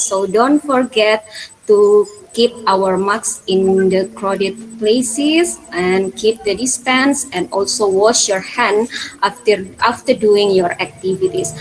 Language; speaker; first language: English; non-native, fluent; Indonesian